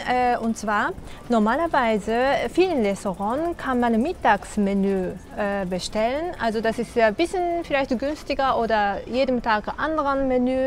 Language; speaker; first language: German; non-native, fluent; Japanese